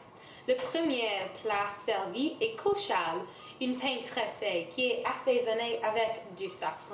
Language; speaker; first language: French; non-native, learner; English